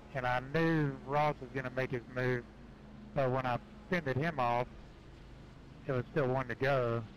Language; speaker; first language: English; native; English